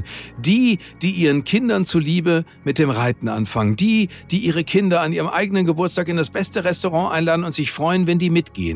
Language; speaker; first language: German; native; German